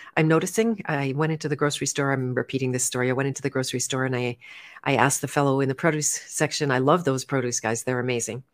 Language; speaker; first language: English; native; English